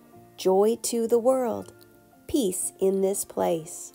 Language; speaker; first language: English; native; English